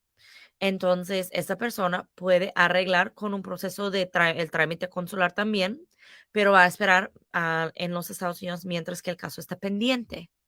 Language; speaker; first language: Spanish; non-native, fluent; English